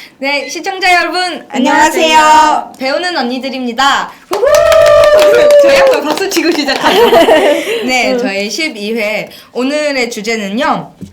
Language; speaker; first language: Korean; native; Korean